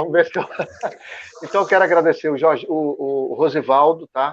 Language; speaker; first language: Portuguese; native; Portuguese